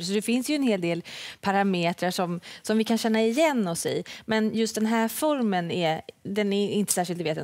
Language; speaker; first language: Swedish; native; Swedish